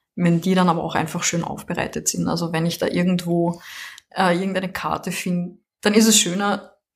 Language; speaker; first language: German; native; German